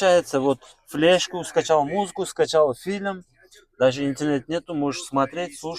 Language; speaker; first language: Russian; non-native, learner; Kyrgyz